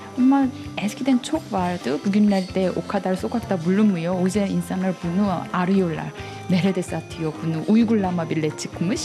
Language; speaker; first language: Turkish; non-native, fluent; Korean